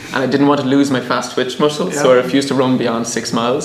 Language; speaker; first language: English; native; English